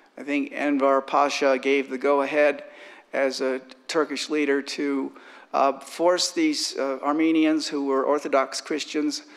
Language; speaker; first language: English; native; English